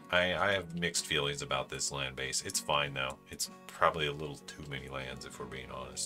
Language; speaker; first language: English; native; English